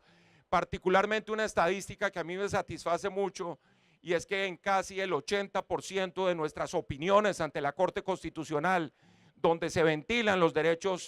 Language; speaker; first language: Spanish; native; Spanish